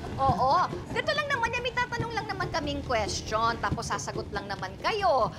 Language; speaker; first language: Filipino; native; Filipino